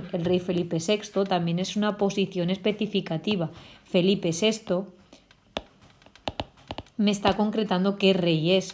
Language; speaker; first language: Spanish; native; Spanish